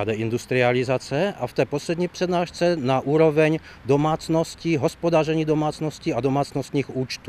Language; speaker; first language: Czech; native; Czech